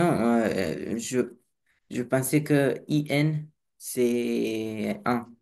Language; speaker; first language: French; non-native, learner; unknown